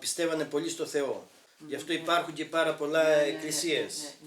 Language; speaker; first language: Greek; native; Greek